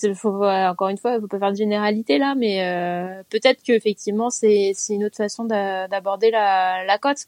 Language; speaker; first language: French; native; French